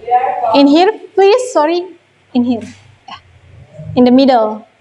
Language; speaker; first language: English; non-native, learner; Indonesian